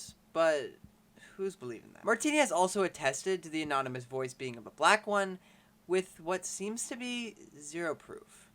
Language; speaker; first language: English; native; English